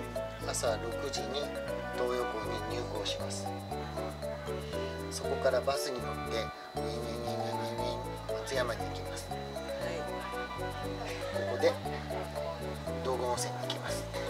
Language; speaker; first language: Japanese; native; Japanese